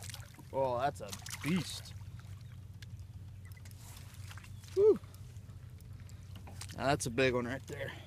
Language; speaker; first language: English; native; English